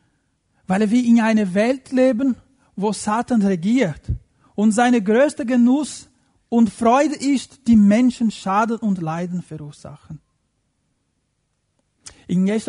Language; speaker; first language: German; non-native, fluent; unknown